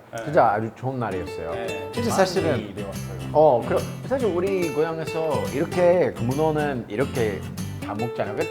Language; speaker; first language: Korean; non-native, learner; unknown